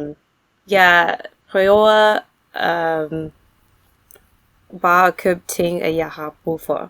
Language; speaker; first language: Danish; non-native, learner; English